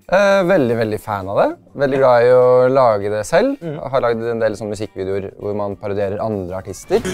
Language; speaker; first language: Norwegian; native; Norwegian